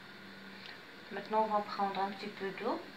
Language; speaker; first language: French; non-native, fluent; Arabic